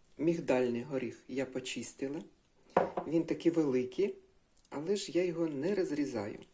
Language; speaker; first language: Ukrainian; non-native, local second language; Russian